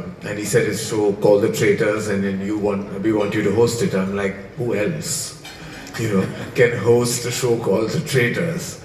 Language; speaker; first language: English; non-native, local second language; Hindi